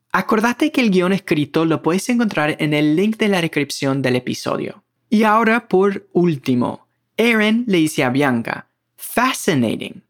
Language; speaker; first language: Spanish; native; Spanish